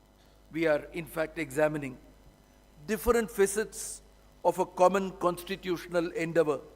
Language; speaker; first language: English; non-native, local second language; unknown